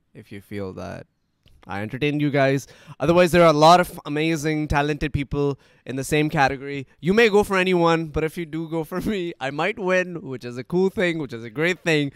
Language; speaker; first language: English; non-native, local second language; Urdu